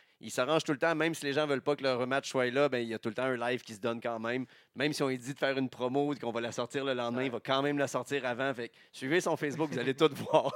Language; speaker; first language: French; native; French